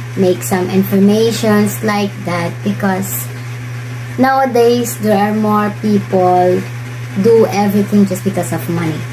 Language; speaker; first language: English; non-native, local second language; Cebuano